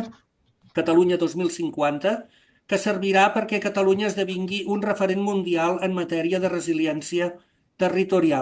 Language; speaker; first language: Catalan; native; Catalan